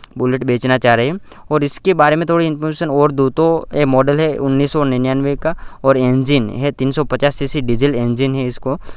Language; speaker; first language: Hindi; non-native, local second language; Gujarati